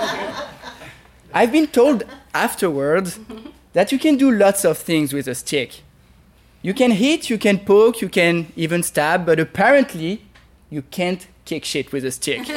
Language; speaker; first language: English; non-native, fluent; French